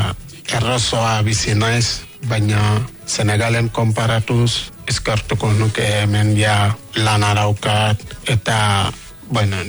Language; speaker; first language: Basque; non-native, fluent; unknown